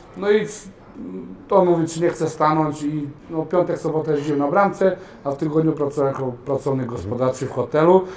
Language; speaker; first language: Polish; early bilingual, heritage; Serbian